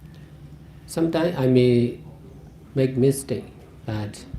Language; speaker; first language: English; non-native, fluent; Burmese